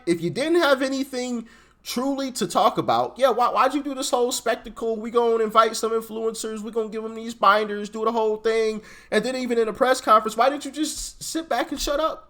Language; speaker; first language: English; native; English